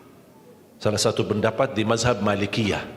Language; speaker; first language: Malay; non-native, fluent; Arabic